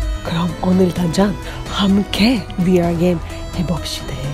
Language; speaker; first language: Korean; non-native, learner; Russian